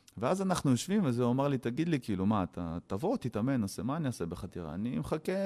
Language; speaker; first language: Hebrew; early bilingual, other home language; Russian